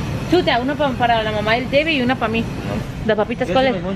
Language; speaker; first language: Spanish; early bilingual, other home language; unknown